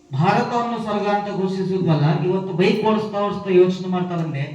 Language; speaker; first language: Kannada; non-native, local second language; Urdu